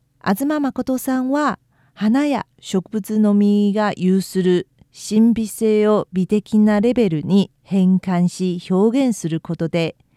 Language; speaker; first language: Japanese; non-native, fluent; Chinese